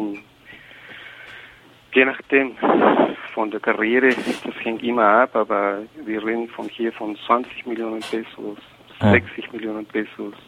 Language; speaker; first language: German; non-native, fluent; Spanish